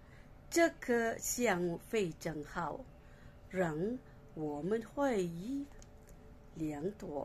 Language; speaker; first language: Chinese; non-native, learner; Malay